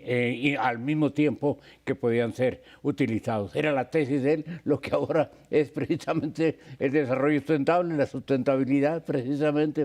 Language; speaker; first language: Spanish; native; Spanish